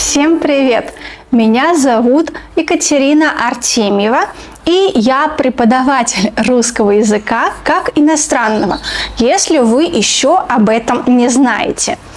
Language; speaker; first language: Russian; native; Russian